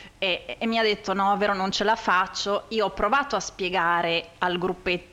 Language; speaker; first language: Italian; early bilingual, other home language; French